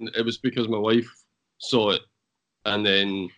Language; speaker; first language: English; native; English